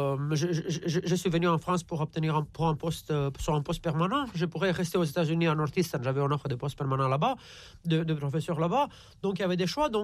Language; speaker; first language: French; non-native, fluent; Romanian